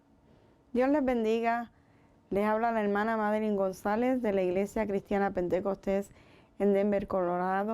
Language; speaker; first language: Spanish; native; Spanish